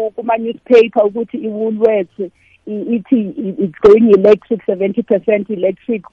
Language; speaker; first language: South Ndebele; non-native, local second language; Venda